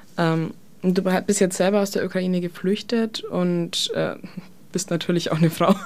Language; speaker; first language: German; native; German